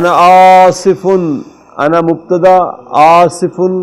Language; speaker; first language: Arabic; non-native, fluent; Urdu